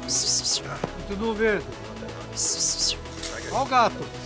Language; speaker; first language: Portuguese; native; Portuguese